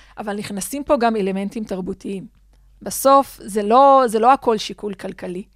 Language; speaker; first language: Hebrew; non-native, local second language; Adyghe